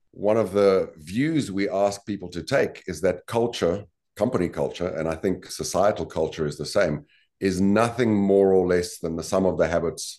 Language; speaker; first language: English; native; English